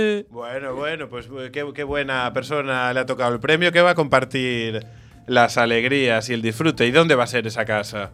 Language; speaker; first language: Spanish; native; Spanish